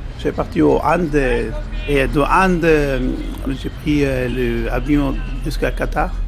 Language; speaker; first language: French; non-native, learner; Bangla